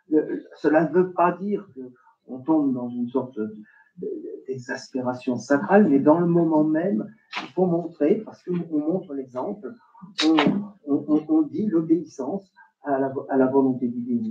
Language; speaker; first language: French; native; French